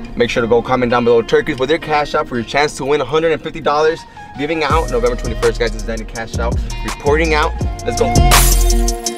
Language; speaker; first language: English; native; English